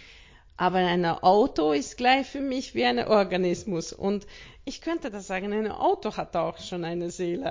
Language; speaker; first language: German; non-native, learner; Hungarian